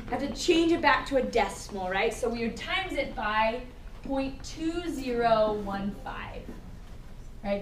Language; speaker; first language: English; native; English